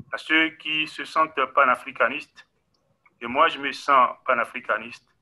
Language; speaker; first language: French; non-native, local second language; Ewe